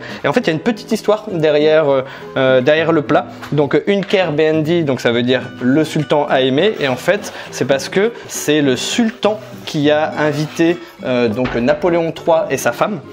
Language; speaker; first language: French; native; French